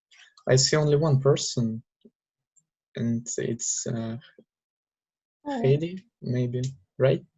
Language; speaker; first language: English; non-native, learner; Russian